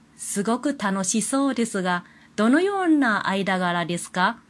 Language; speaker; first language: Japanese; non-native, fluent; Chinese